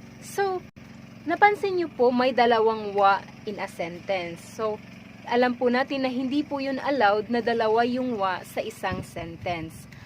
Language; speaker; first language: Filipino; native; Filipino